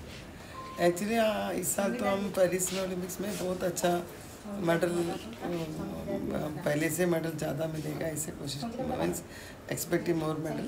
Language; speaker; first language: Hindi; non-native, local second language; Malayalam